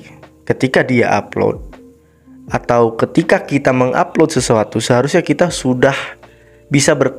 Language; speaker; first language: Indonesian; native; Indonesian